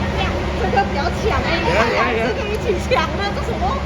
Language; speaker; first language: Chinese; native; Chinese